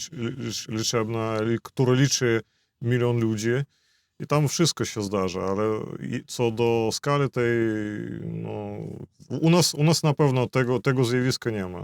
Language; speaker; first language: Polish; non-native, fluent; Belarusian